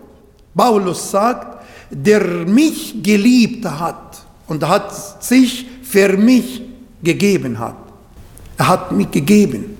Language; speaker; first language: German; non-native, learner; Arabic